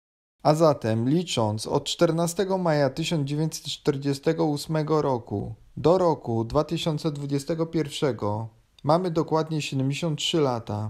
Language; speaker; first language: Polish; native; Polish